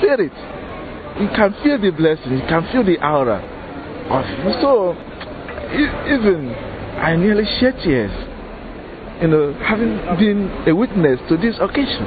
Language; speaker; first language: English; non-native, local second language; Igbo